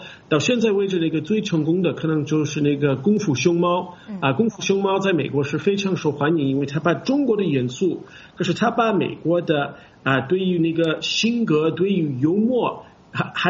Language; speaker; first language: Chinese; non-native, fluent; English